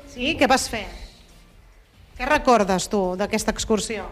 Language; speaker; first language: Catalan; native; Catalan